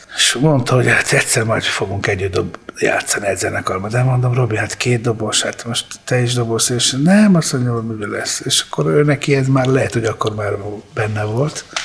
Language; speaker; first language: Hungarian; early bilingual, other home language; Italian